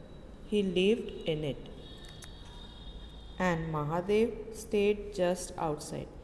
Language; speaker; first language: English; non-native, local second language; Hindi